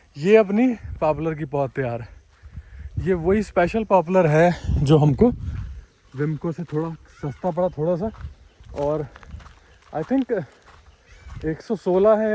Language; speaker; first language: Hindi; non-native, local second language; Punjabi